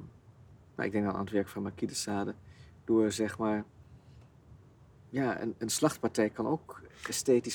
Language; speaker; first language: Dutch; native; Dutch